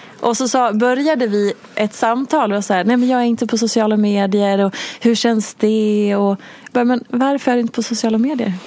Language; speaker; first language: Swedish; native; Swedish